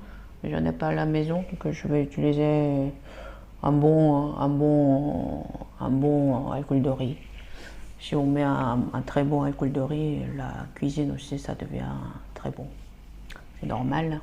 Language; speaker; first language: French; non-native, fluent; Korean